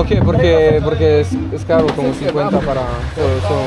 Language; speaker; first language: Spanish; non-native, learner; French